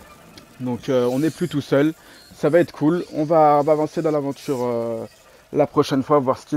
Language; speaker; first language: French; native; French